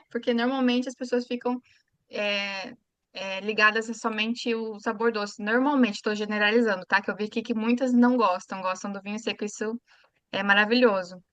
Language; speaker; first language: Portuguese; native; Portuguese